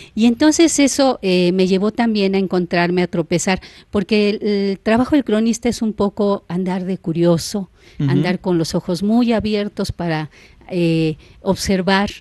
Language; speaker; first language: Spanish; native; Spanish